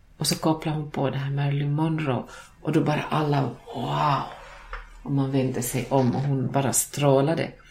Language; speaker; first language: Swedish; native; Swedish